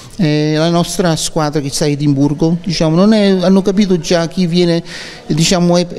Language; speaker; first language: Italian; early bilingual, other home language; English